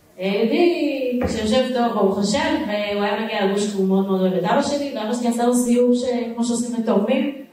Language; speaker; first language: Hebrew; native; Hebrew